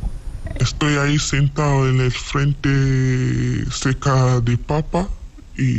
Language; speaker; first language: Spanish; non-native, learner; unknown